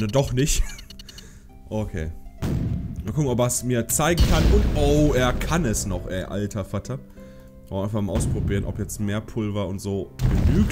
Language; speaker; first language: German; native; German